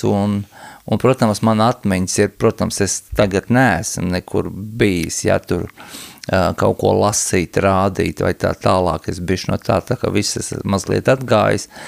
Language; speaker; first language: Latvian; native; Latvian